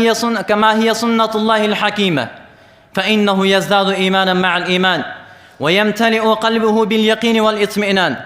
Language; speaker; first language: Arabic; non-native, fluent; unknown